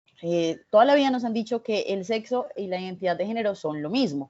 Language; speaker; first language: Spanish; native; Spanish